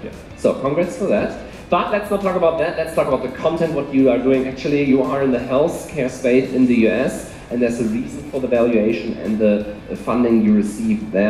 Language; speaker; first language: English; non-native, fluent; German